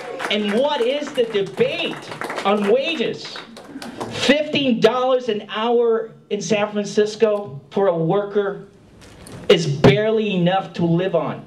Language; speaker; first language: English; early bilingual, other home language; Spanish